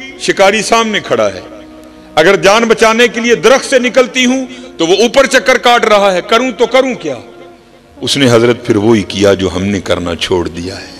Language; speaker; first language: Urdu; non-native, local second language; Punjabi